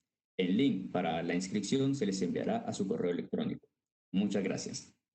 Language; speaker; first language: Spanish; native; Spanish